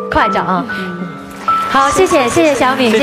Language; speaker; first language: Chinese; native; Chinese